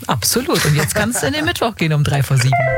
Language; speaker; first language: German; native; German